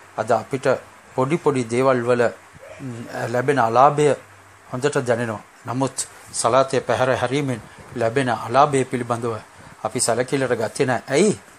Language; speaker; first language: Sinhala; non-native, local second language; Tamil